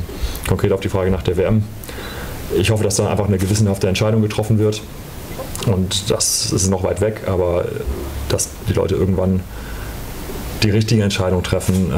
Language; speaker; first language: German; native; German